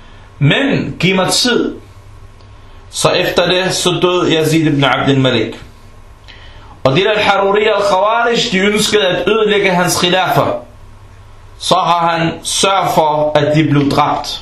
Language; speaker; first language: Danish; non-native, fluent; Arabic